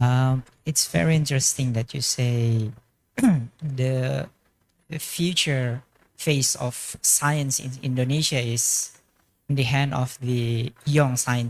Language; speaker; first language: English; non-native, fluent; Indonesian